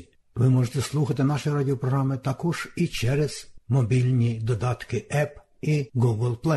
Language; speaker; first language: Ukrainian; native; Ukrainian